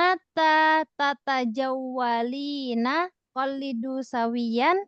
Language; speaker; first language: Arabic; non-native, fluent; Indonesian